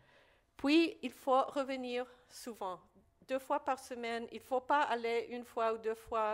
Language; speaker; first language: French; non-native, fluent; Spanish